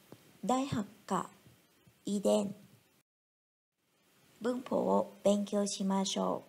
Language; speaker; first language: Japanese; non-native, fluent; Vietnamese